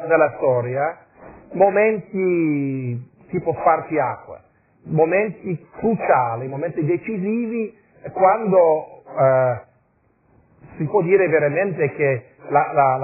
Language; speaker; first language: Italian; non-native, fluent; English